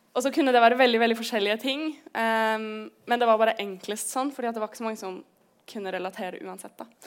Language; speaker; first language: Norwegian; native; Norwegian